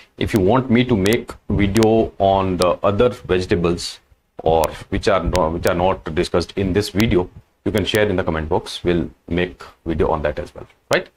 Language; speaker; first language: English; non-native, local second language; Hindi